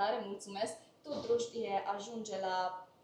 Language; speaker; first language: Romanian; non-native, local second language; Hungarian